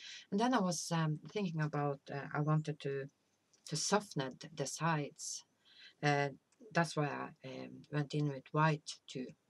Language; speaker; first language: English; non-native, fluent; Norwegian